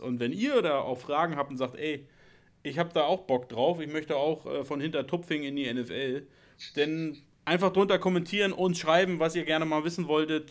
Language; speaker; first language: German; native; German